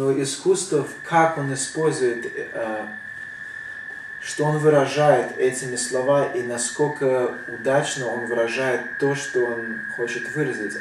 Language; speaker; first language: Russian; early bilingual, heritage; Russian